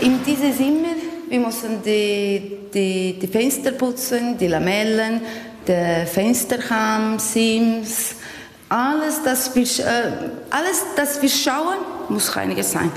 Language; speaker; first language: German; non-native, learner; Portuguese